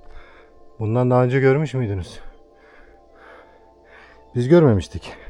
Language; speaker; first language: Turkish; native; Turkish